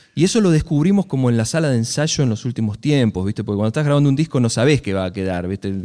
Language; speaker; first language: Spanish; native; Spanish